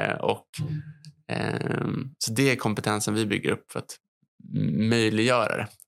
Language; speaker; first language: Swedish; native; Swedish